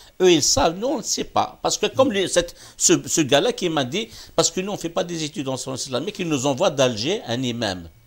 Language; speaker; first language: French; non-native, local second language; Kabyle